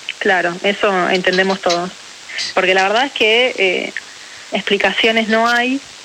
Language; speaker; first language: Spanish; early bilingual, other home language; Ukrainian